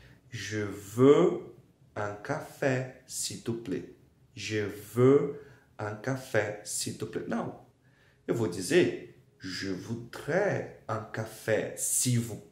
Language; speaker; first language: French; non-native, fluent; Portuguese